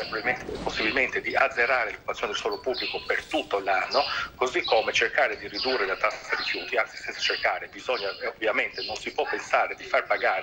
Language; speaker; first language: Italian; native; Italian